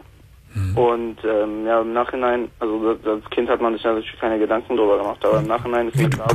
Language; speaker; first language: German; native; German